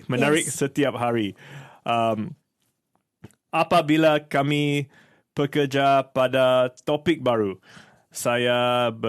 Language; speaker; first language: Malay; non-native, learner; English